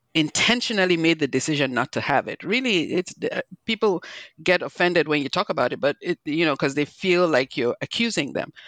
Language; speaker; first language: English; non-native, local second language; Igbo